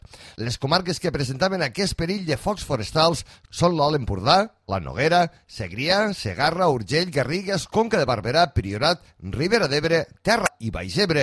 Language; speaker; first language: Catalan; native; Catalan